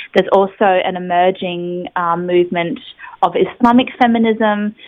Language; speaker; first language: English; native; English